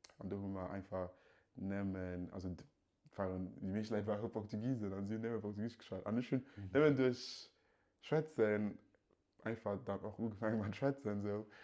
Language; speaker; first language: Luxembourgish; early bilingual, other home language; Yoruba